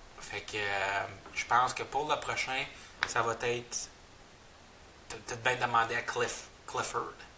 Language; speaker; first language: French; native; French